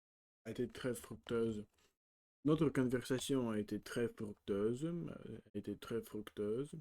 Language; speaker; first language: French; non-native, learner; Russian